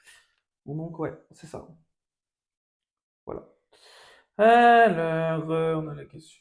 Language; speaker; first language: French; native; French